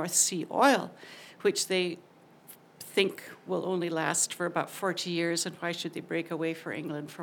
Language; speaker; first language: English; native; English